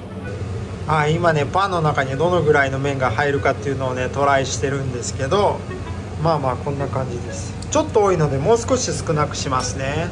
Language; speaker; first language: Japanese; native; Japanese